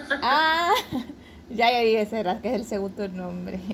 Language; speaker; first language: Spanish; native; Spanish